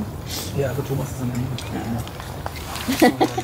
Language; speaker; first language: German; native; German